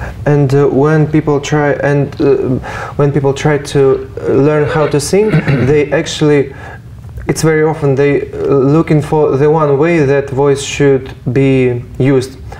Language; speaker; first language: English; non-native, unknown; Russian